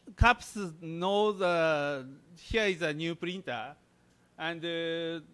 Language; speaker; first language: English; non-native, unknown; Japanese